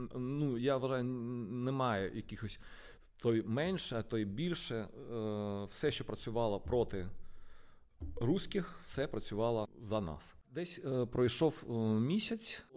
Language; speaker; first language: Ukrainian; non-native, local second language; Russian